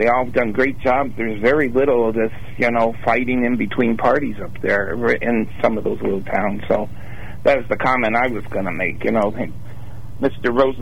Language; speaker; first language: English; native; English